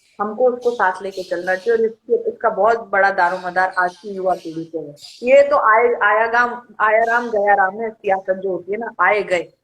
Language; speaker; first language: Hindi; native; Hindi